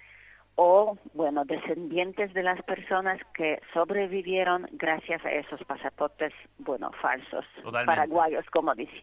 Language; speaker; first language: Spanish; non-native, fluent; Polish